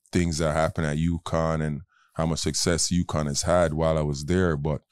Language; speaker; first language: English; native; English